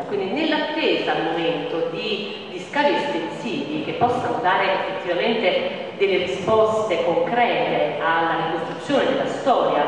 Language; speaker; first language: Italian; native; Italian